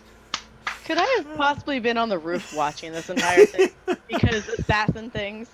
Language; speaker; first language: English; native; English